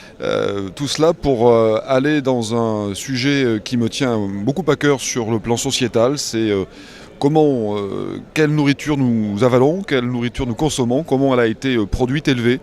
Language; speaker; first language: French; native; French